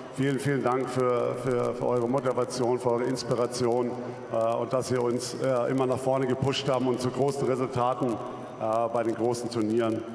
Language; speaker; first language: German; native; German